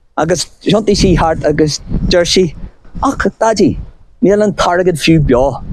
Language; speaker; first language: Irish; non-native, local second language; English